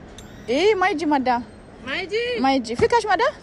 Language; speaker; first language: Arabic; non-native, learner; Amharic